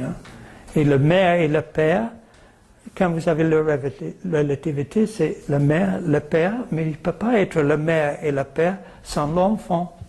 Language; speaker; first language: French; non-native, learner; English